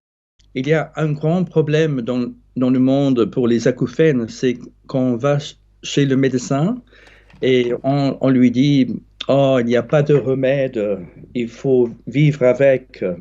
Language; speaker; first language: French; non-native, fluent; English